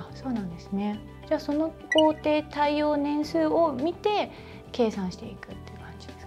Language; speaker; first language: Japanese; native; Japanese